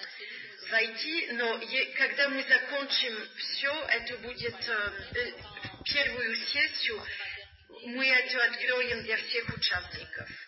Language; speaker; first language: Russian; non-native, learner; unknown